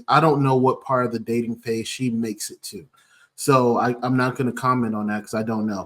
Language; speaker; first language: English; native; English